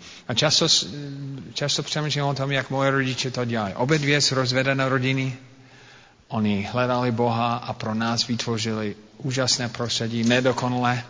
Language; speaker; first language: Czech; non-native, fluent; English